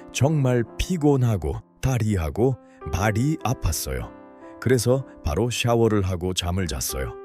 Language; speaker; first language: Korean; non-native, learner; Uzbek